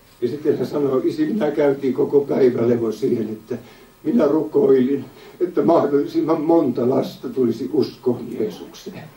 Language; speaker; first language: Finnish; native; Finnish